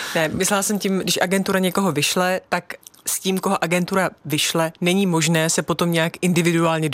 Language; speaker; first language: Czech; native; Czech